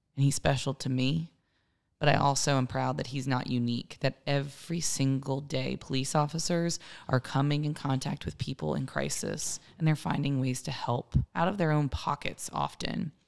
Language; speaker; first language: English; native; English